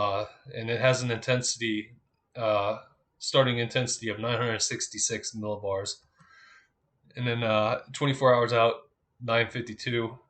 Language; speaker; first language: English; native; English